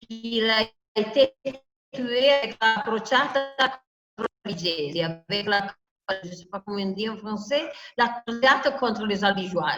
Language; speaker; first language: French; non-native, fluent; Italian